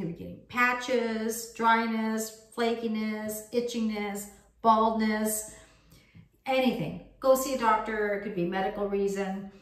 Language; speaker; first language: English; native; English